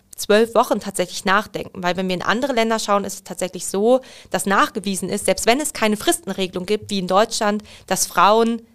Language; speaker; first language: German; native; German